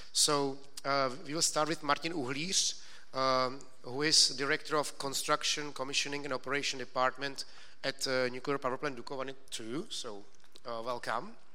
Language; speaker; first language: English; non-native, fluent; Czech